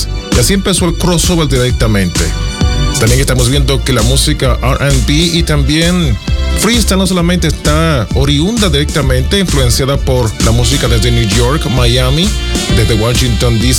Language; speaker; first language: Spanish; native; Spanish